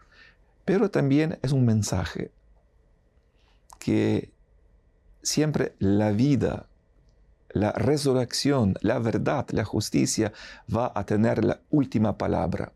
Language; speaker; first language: Spanish; non-native, fluent; Ukrainian